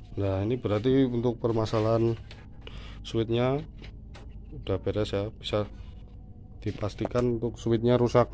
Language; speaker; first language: Indonesian; native; Indonesian